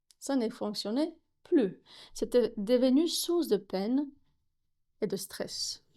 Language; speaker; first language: French; non-native, fluent; Romanian